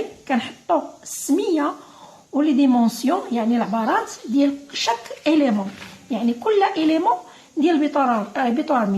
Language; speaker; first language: Arabic; native; Arabic